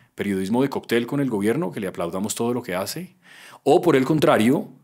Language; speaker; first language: Spanish; native; Spanish